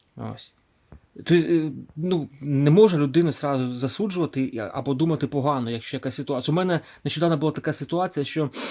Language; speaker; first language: Ukrainian; non-native, local second language; Russian